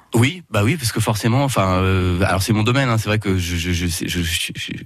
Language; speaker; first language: French; native; French